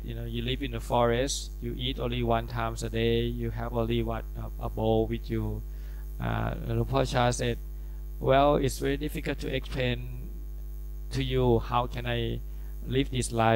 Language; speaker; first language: English; non-native, fluent; Thai